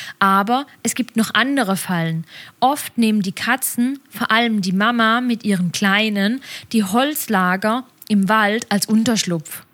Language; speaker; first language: German; native; German